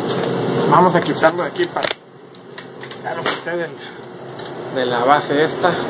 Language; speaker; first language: Spanish; native; Spanish